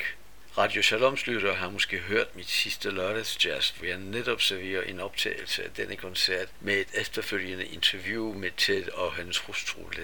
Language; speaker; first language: Danish; native; Danish